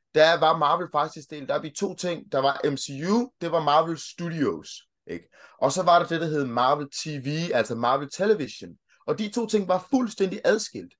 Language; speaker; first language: Danish; early bilingual, other home language; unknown